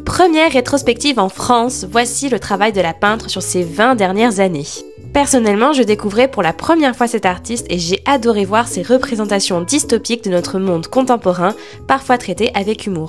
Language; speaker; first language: French; native; French